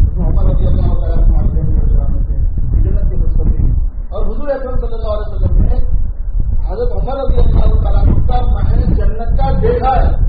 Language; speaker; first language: Urdu; native; Urdu